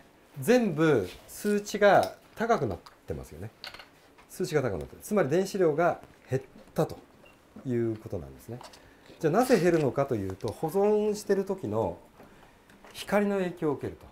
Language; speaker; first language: Japanese; native; Japanese